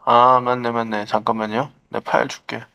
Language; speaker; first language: Korean; native; Korean